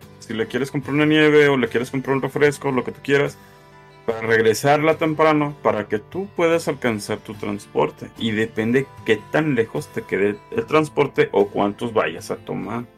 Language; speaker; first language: Spanish; native; Spanish